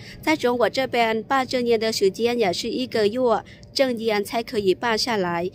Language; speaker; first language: Chinese; non-native, fluent; Lao